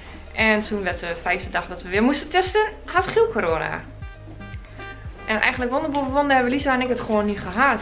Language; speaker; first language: Dutch; native; Dutch